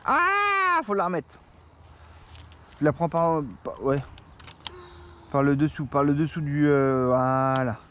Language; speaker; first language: French; native; French